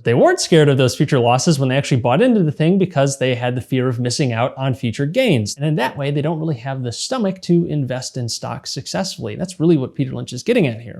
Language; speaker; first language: English; native; English